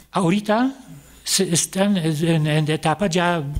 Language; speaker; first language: Spanish; non-native, fluent; Polish